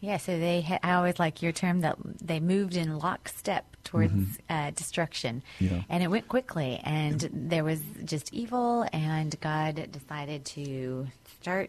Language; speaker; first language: English; native; English